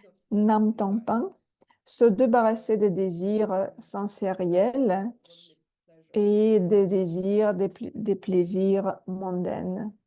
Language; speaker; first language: French; non-native, fluent; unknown